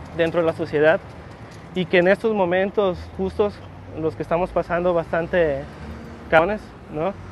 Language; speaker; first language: Spanish; native; Spanish